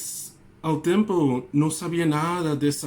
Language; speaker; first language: Portuguese; non-native, learner; English